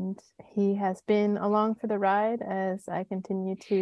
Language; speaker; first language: English; native; English